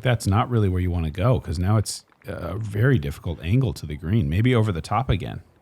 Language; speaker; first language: English; native; English